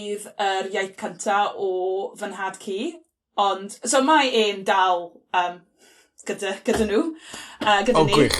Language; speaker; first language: Welsh; non-native, local second language; English